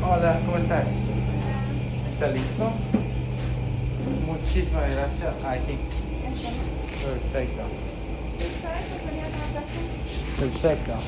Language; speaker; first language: Spanish; non-native, learner; English